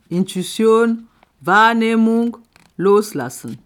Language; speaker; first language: German; non-native, fluent; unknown